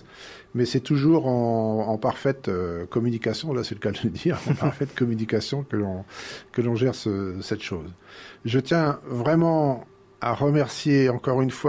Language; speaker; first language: French; native; French